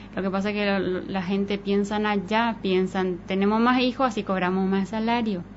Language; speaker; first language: Spanish; native; Spanish